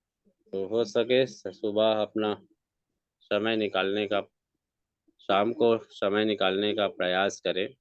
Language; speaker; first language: Hindi; native; Hindi